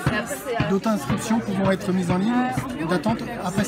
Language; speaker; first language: French; native; French